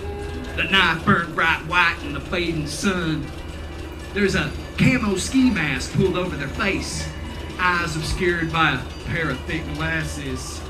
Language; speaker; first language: English; native; English